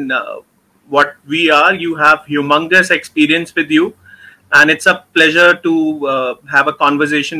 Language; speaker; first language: English; non-native, local second language; Hindi